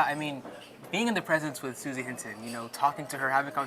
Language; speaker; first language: English; native; English